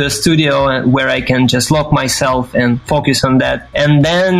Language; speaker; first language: English; non-native, fluent; Ukrainian